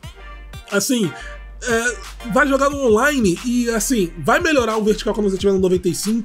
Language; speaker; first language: Portuguese; native; Portuguese